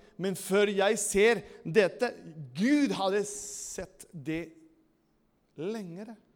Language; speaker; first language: Norwegian; non-native, fluent; Spanish